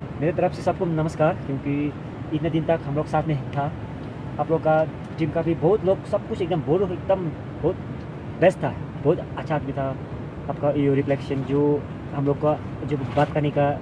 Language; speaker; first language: Hindi; non-native, local second language; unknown